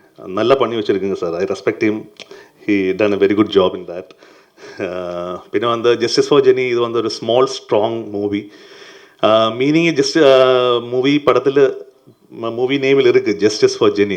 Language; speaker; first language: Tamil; non-native, learner; Malayalam